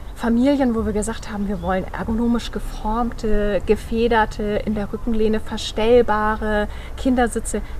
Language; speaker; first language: German; native; German